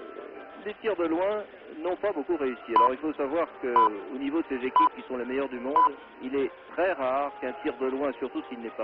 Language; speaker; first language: French; native; French